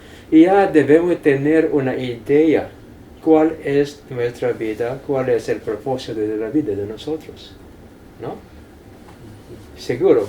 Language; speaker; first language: Spanish; non-native, fluent; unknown